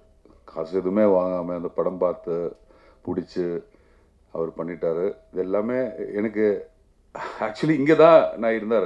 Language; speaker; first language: Tamil; non-native, learner; Malayalam